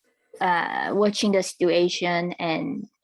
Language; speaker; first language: English; non-native, learner; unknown